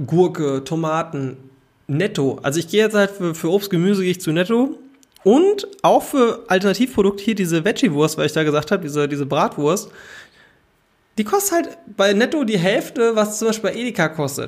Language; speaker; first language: German; native; German